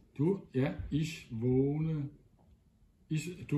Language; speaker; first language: German; non-native, fluent; Danish